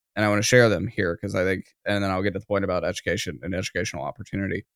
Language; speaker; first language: English; native; English